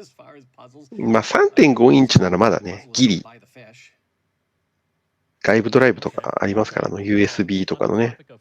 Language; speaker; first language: Japanese; native; Japanese